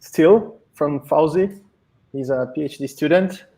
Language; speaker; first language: English; non-native, fluent; Portuguese